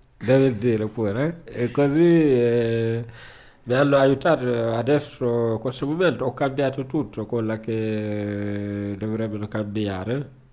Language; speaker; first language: Italian; non-native, learner; Wolof